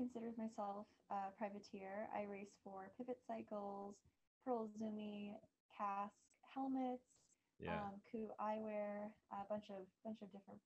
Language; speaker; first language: English; native; English